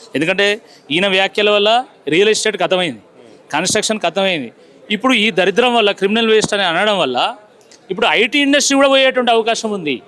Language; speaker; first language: Telugu; native; Telugu